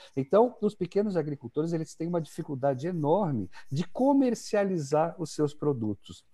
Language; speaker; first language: Portuguese; native; Portuguese